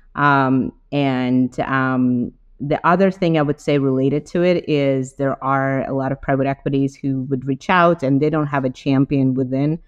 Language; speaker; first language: English; non-native, fluent; Ukrainian